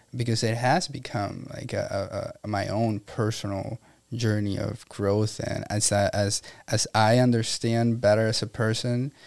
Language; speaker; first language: English; non-native, fluent; Spanish